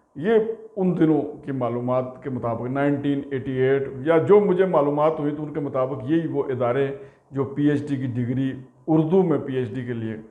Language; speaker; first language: Urdu; non-native, local second language; Punjabi